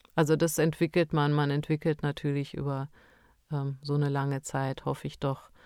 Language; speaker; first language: German; early bilingual, other home language; Romanian